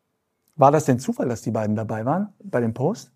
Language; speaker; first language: German; native; German